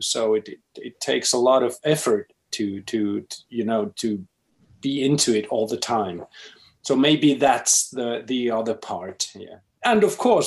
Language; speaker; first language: English; non-native, fluent; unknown